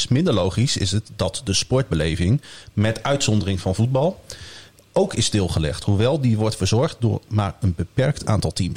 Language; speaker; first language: Dutch; native; Dutch